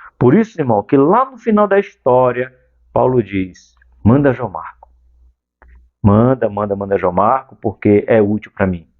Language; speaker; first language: Portuguese; native; Portuguese